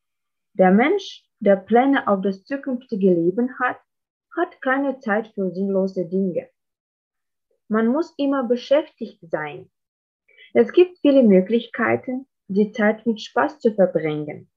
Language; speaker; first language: German; non-native, fluent; Russian